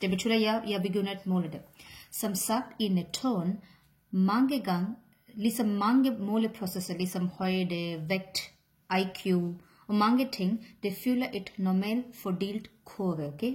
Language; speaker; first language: Danish; non-native, learner; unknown